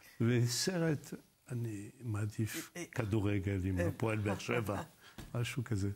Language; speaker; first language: Hebrew; non-native, fluent; Arabic